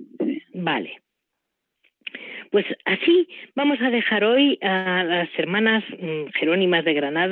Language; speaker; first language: Spanish; native; Spanish